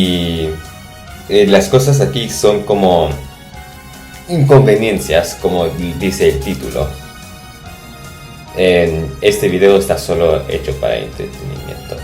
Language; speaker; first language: Spanish; non-native, fluent; English